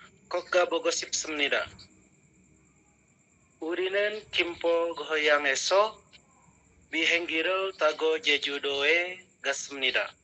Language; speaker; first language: Korean; non-native, learner; Indonesian